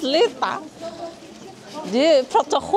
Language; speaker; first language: Swedish; non-native, learner; Filipino